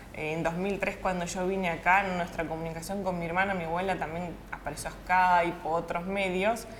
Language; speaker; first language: Spanish; early bilingual, other home language; Russian